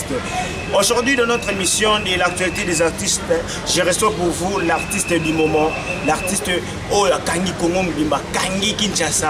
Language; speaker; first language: French; non-native, local second language; Lingala